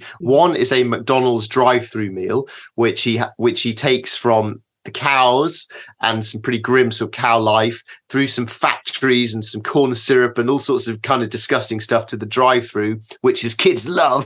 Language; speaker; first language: English; native; English